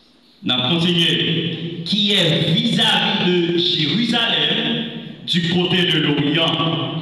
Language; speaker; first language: French; non-native, local second language; Haitian Creole